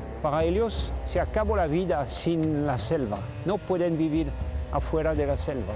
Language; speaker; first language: Spanish; non-native, fluent; French